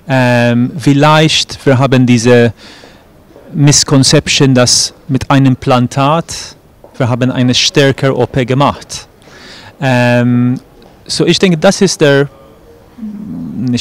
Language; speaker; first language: German; non-native, fluent; English